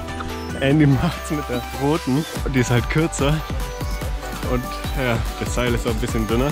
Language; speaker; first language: German; native; German